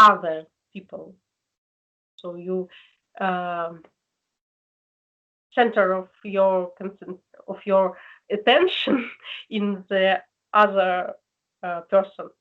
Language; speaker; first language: English; non-native, learner; Russian